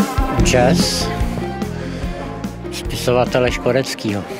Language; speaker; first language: Czech; native; Czech